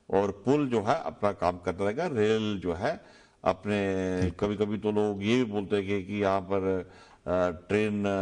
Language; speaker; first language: Urdu; non-native, local second language; Dogri